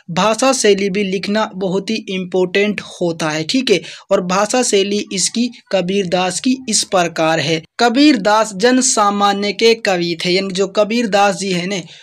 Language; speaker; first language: Hindi; native; Hindi